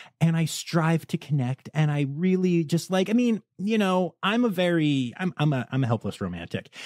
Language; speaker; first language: English; native; English